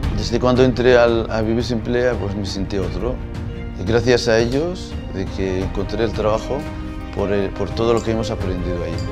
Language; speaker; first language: Spanish; non-native, fluent; Arabic